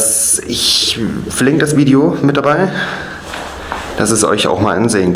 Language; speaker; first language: German; native; German